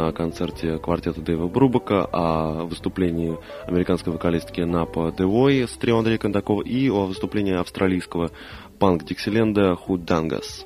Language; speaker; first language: Russian; native; Russian